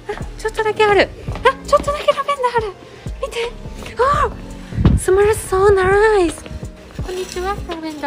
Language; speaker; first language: English; non-native, learner; Japanese